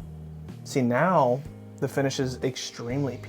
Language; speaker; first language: English; native; English